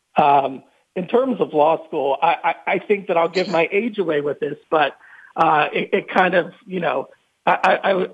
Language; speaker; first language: English; native; English